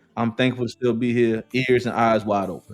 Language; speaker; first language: English; native; English